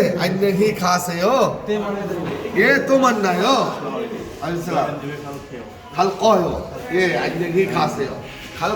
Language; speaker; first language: Korean; non-native, learner; Bangla